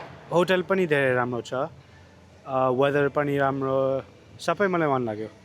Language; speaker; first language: Nepali; early bilingual, heritage; Nepali